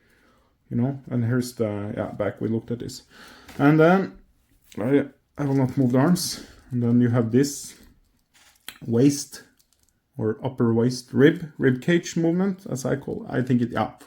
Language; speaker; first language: English; non-native, fluent; Norwegian